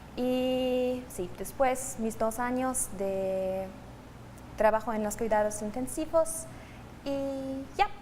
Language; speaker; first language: Spanish; non-native, fluent; German